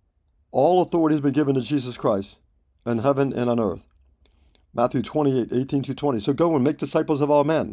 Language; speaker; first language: English; native; English